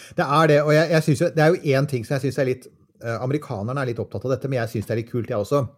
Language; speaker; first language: Norwegian; native; Norwegian